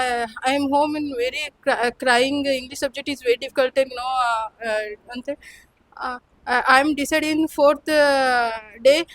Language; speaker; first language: English; non-native, local second language; Kannada